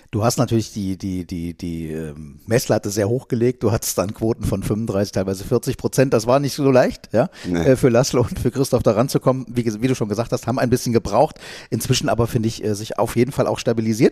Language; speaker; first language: German; native; German